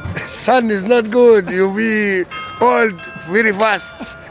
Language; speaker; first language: English; non-native, learner; Arabic